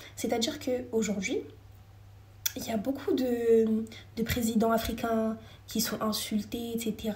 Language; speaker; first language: French; early bilingual, other home language; Wolof